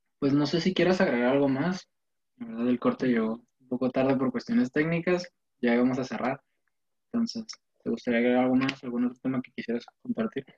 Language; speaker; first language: Spanish; native; Spanish